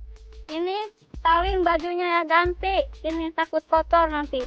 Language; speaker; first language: Indonesian; native; Indonesian